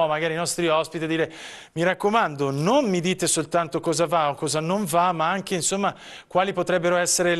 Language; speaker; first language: Italian; native; Italian